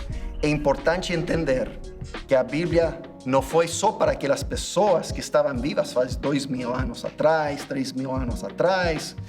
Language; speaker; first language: Portuguese; non-native, fluent; English